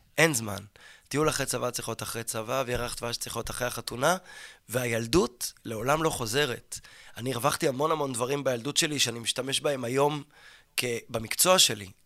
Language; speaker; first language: Hebrew; native; Hebrew